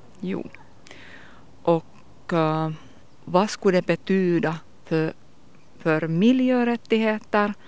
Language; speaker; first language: Swedish; non-native, local second language; Finnish